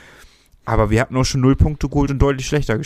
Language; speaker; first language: German; native; German